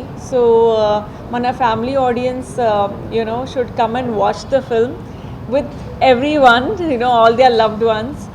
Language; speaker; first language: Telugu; non-native, fluent; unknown